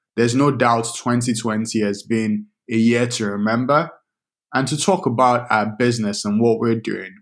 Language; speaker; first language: English; non-native, local second language; Yoruba